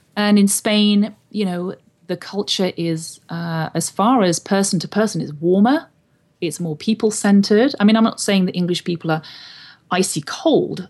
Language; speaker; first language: English; native; English